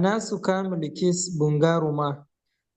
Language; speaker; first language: Indonesian; non-native, learner; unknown